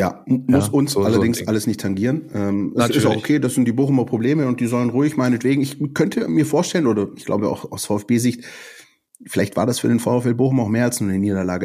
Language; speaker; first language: German; native; German